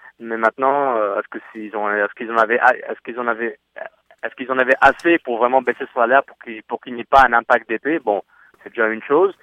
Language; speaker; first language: French; native; French